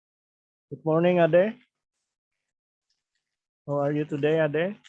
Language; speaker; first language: English; non-native, fluent; Indonesian